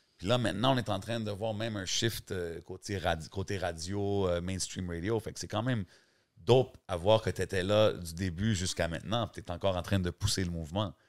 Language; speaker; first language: French; native; French